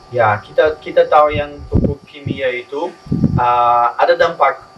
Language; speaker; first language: Indonesian; non-native, learner; Spanish